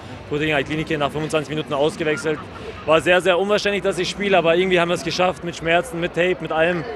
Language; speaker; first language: German; native; German